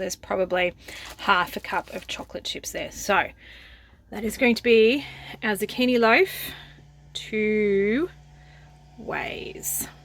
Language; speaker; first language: English; native; English